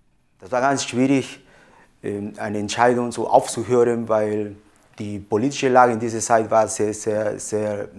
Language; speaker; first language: German; non-native, fluent; Spanish